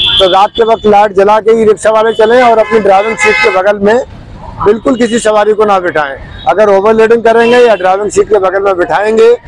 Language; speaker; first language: Hindi; native; Hindi